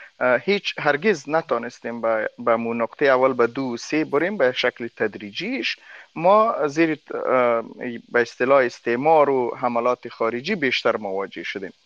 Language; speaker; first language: Persian; non-native, local second language; Pashto